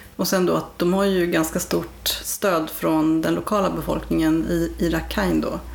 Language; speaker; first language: Swedish; native; Swedish